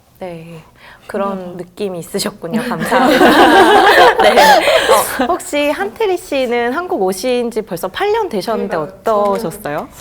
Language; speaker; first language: Korean; native; Korean